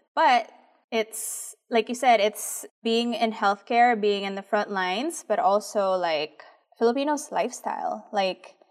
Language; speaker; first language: English; early bilingual, other home language; Filipino